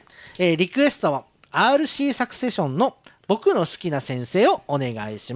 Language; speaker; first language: Japanese; native; Japanese